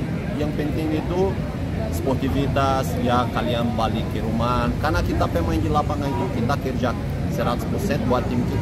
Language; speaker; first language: Indonesian; non-native, fluent; Portuguese